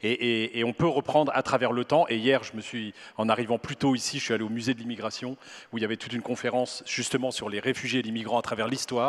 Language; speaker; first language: French; native; French